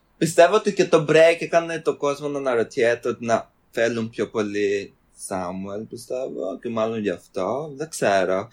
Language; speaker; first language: Greek; early bilingual, other home language; Albanian